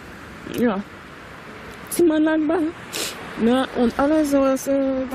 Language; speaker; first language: German; non-native, fluent; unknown